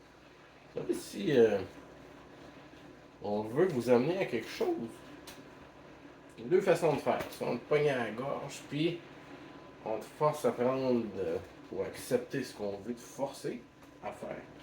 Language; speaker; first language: French; native; French